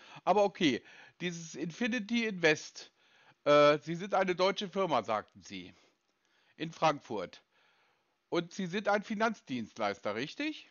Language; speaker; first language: German; native; German